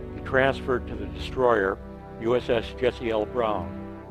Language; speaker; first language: English; native; English